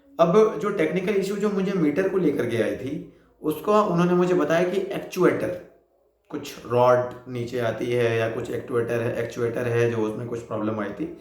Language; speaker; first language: Hindi; native; Hindi